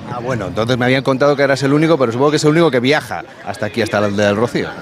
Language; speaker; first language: Spanish; native; Spanish